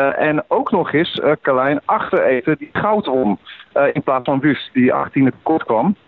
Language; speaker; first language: Dutch; native; Dutch